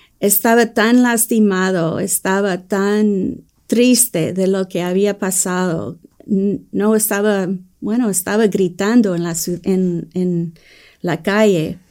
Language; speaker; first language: Spanish; early bilingual, heritage; English